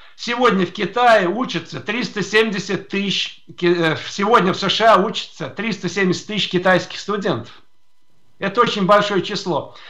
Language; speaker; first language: Russian; native; Russian